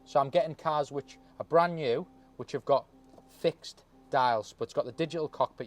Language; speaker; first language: English; native; English